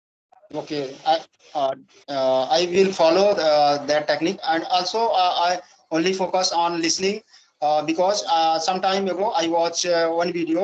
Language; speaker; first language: English; non-native, learner; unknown